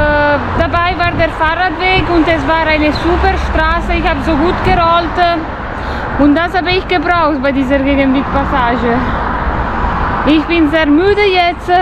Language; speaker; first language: German; non-native, fluent; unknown